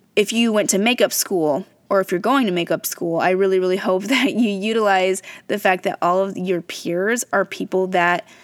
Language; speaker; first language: English; native; English